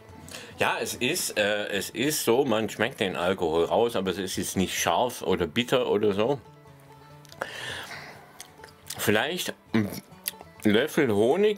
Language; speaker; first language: German; native; German